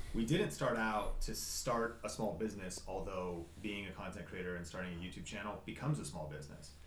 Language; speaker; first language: English; native; English